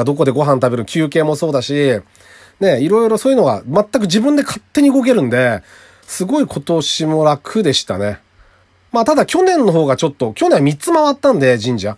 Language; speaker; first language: Japanese; native; Japanese